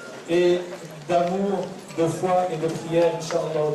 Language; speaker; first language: French; native; French